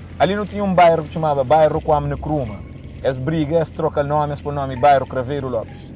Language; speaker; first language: Portuguese; non-native, local second language; Kabuverdianu